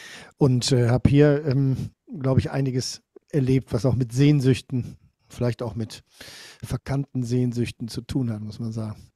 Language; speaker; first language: German; native; German